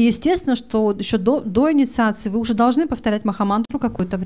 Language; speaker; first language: Russian; native; Russian